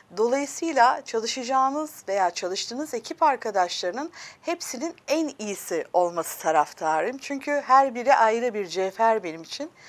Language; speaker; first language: Turkish; early bilingual, heritage; Turkish